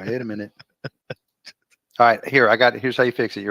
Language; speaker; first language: English; native; English